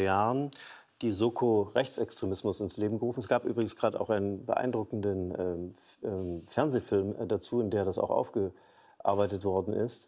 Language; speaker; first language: German; native; German